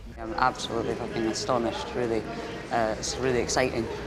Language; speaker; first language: English; native; English